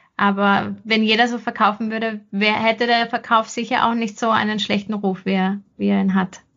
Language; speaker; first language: German; native; German